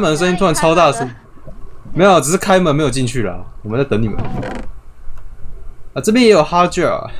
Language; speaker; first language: Chinese; native; Chinese